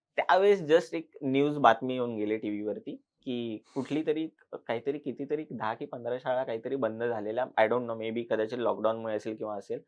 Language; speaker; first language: Marathi; native; Marathi